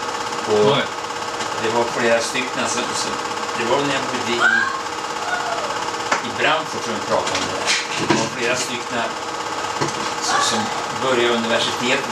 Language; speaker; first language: Swedish; native; Swedish